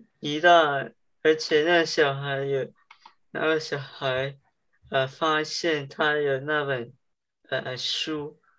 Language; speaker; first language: Chinese; early bilingual, heritage; Chinese